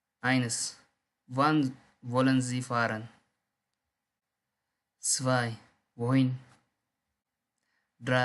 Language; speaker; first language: German; non-native, learner; Tigrinya